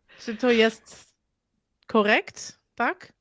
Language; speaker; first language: Polish; non-native, learner; German